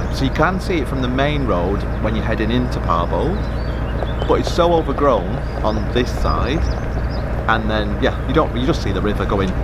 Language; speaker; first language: English; native; English